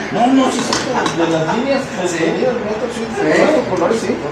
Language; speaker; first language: Spanish; native; Spanish